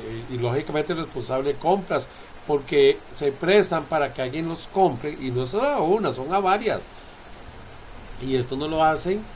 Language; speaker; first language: Spanish; native; Spanish